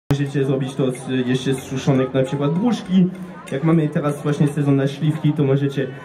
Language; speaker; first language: Polish; non-native, fluent; French